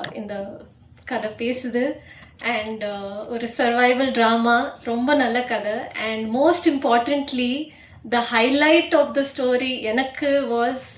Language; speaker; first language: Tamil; non-native, local second language; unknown